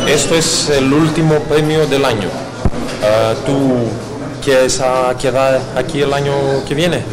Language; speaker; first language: Spanish; non-native, learner; Greek